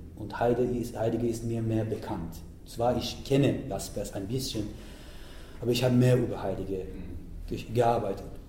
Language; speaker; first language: German; non-native, learner; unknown